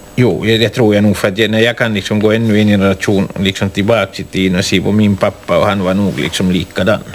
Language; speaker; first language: Swedish; native; Swedish